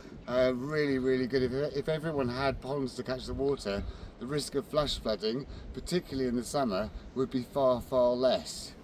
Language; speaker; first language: English; native; English